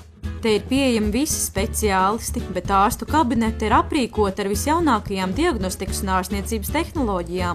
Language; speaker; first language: Latvian; native; Latvian